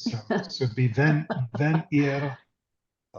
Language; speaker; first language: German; non-native, learner; English